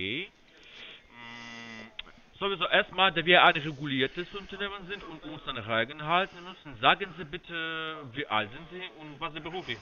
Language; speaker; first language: German; non-native, fluent; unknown